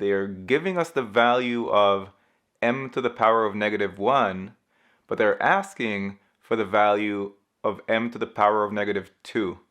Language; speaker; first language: English; native; English